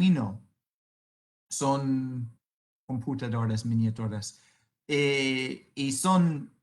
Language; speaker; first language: Spanish; non-native, fluent; English